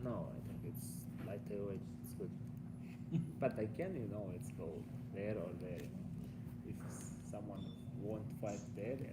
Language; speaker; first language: English; non-native, learner; Russian